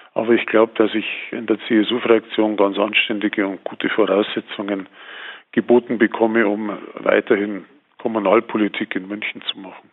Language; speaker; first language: German; native; German